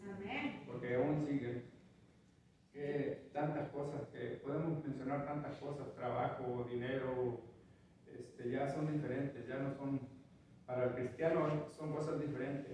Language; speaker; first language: Spanish; native; Spanish